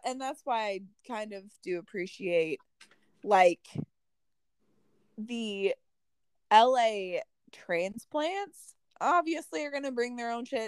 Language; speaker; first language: English; native; English